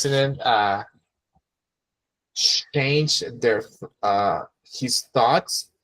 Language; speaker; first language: English; non-native, fluent; Spanish